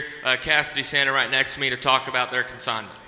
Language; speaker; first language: English; native; English